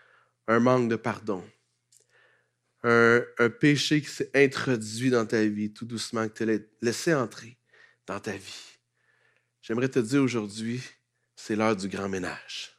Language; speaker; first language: French; native; French